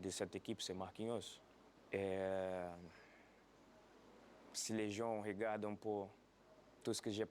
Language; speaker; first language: French; non-native, fluent; Portuguese